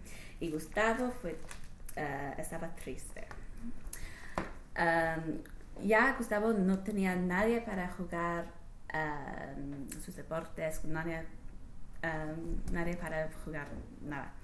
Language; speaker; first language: Spanish; non-native, learner; English